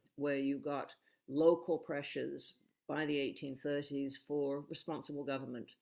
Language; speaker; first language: English; native; English